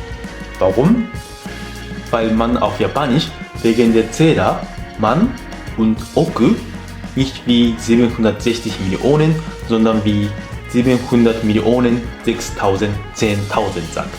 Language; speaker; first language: German; non-native, fluent; Japanese